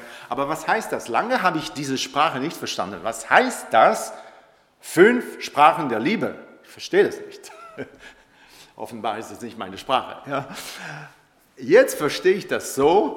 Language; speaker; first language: German; non-native, local second language; French